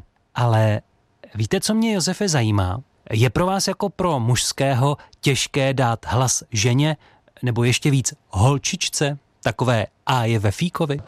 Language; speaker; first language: Czech; native; Czech